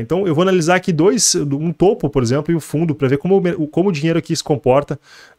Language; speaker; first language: Portuguese; native; Portuguese